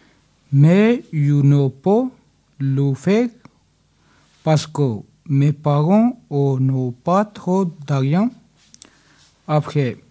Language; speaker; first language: French; non-native, learner; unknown